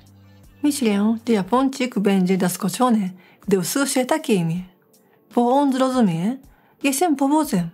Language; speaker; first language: Polish; non-native, fluent; Japanese